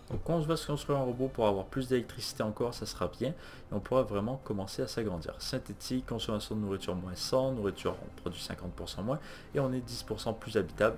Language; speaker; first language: French; native; French